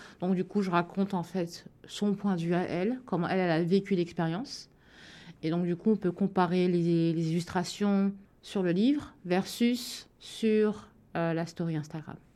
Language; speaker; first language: French; early bilingual, other home language; Wolof